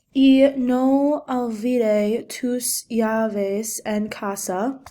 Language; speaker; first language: Spanish; non-native, learner; English